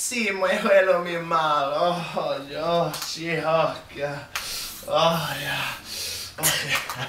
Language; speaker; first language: Spanish; non-native, learner; English